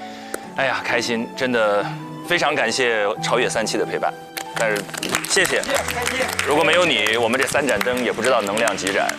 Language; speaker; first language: Chinese; native; Chinese